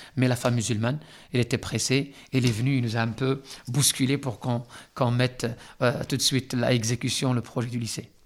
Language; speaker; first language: French; non-native, local second language; Arabic